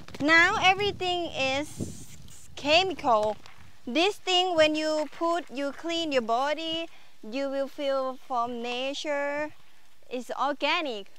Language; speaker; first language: English; non-native, learner; Thai